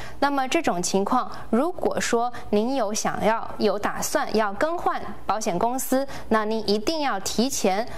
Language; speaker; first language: Chinese; native; Chinese